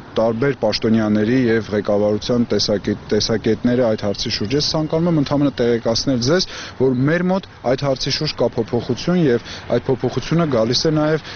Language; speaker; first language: Armenian; native; Armenian